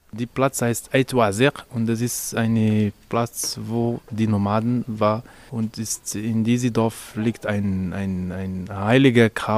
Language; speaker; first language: German; non-native, learner; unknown